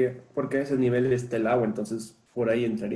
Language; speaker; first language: Spanish; native; Spanish